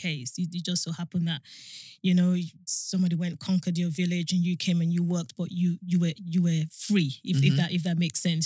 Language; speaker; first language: English; non-native, local second language; Yoruba